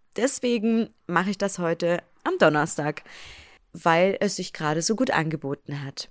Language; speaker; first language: German; early bilingual, other home language; Persian